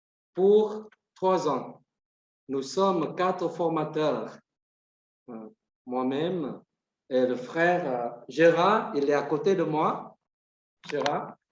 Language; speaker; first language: French; non-native, fluent; Vietnamese